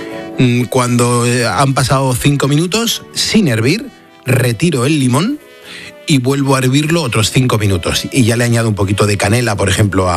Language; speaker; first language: Spanish; native; Spanish